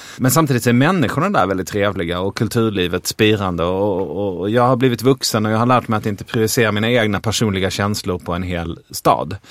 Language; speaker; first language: Swedish; native; Swedish